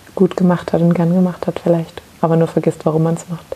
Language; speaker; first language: German; native; German